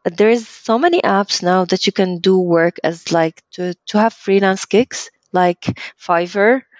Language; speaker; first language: English; early bilingual, other home language; Arabic